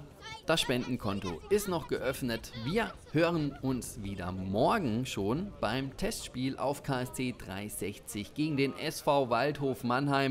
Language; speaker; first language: German; native; German